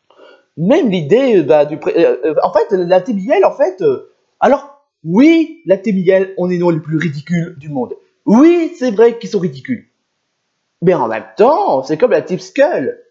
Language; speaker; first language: French; native; French